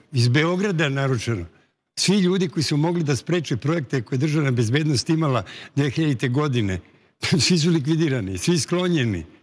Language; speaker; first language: Bosnian; native; Bosnian